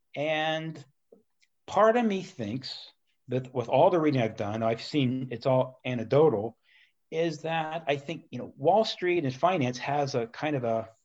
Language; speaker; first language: English; native; English